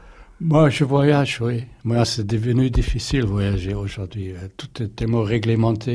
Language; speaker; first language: French; non-native, fluent; German